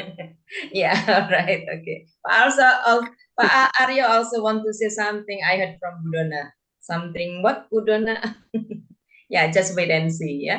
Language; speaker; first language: English; non-native, fluent; Indonesian